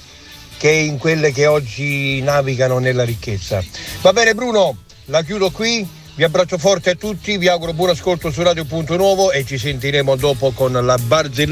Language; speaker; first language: Italian; native; Italian